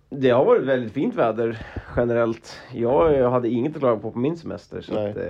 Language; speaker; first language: Swedish; native; Swedish